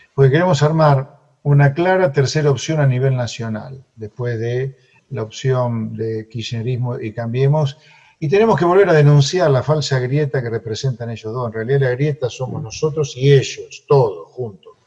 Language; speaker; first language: Spanish; native; Spanish